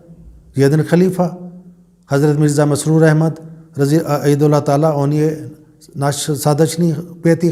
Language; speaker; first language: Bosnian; non-native, learner; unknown